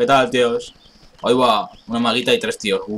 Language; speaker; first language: Spanish; native; Spanish